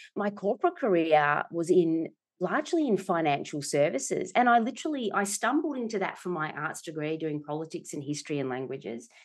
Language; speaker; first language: English; native; English